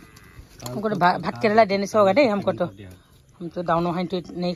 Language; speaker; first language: Hindi; non-native, local second language; Assamese